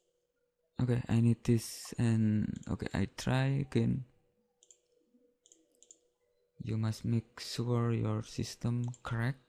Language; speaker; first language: English; non-native, learner; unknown